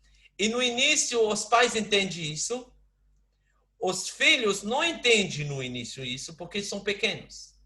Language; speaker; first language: Portuguese; non-native, fluent; Hebrew